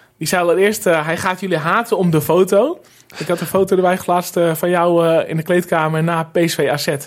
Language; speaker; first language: Dutch; native; Dutch